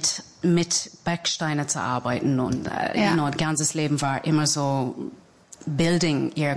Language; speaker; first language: German; non-native, fluent; English